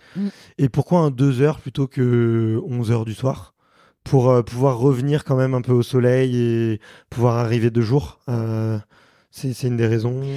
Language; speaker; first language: French; native; French